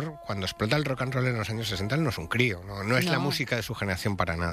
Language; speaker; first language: Spanish; native; Spanish